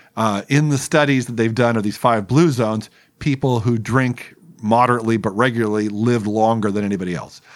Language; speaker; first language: English; native; English